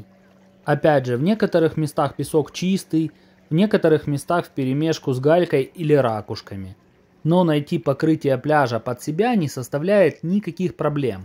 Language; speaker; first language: Russian; native; Russian